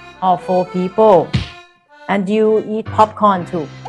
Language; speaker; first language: English; non-native, fluent; Thai